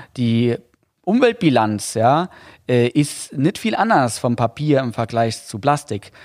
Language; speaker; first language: German; native; German